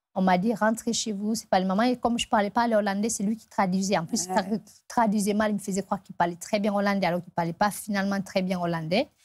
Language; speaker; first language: French; non-native, local second language; Fula